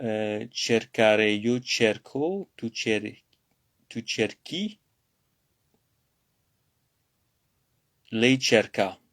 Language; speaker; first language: Italian; non-native, learner; French